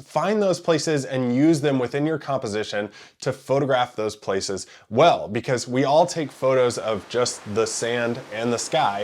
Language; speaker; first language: English; native; English